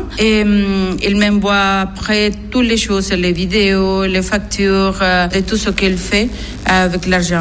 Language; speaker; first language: French; non-native, learner; Spanish